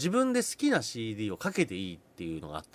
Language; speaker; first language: Japanese; native; Japanese